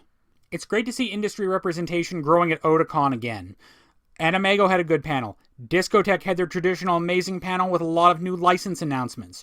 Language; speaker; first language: English; native; English